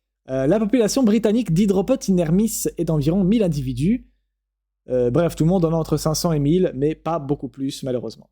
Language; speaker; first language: French; native; French